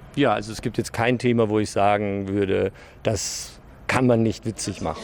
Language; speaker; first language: German; early bilingual, other home language; English